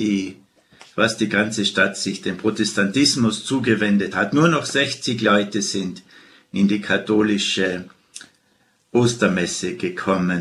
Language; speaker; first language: German; native; German